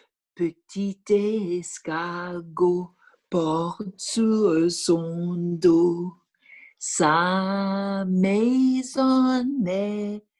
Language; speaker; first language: French; non-native, fluent; English